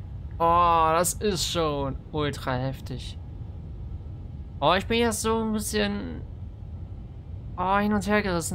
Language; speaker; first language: German; native; German